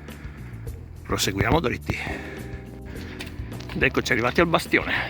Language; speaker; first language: Italian; native; Italian